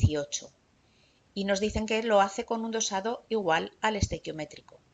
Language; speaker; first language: Spanish; native; Spanish